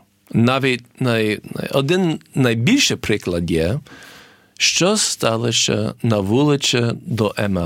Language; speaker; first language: Ukrainian; early bilingual, heritage; English